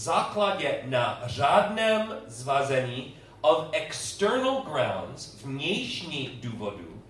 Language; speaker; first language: Czech; non-native, learner; English